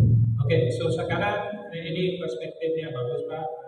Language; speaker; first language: Indonesian; non-native, fluent; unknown